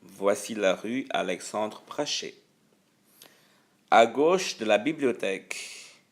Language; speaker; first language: French; non-native, fluent; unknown